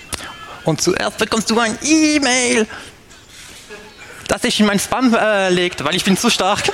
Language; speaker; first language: German; non-native, fluent; French